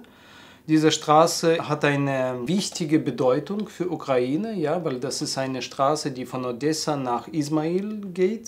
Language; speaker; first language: German; non-native, fluent; Russian